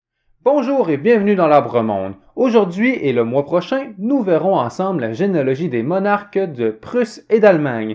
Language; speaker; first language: French; native; French